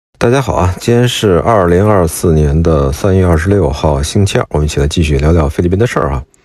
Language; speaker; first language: Chinese; native; Chinese